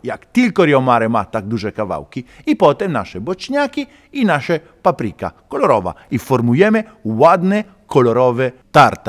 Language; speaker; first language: Polish; non-native, learner; Italian